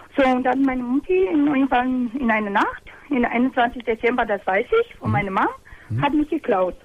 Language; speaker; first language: German; non-native, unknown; Romanian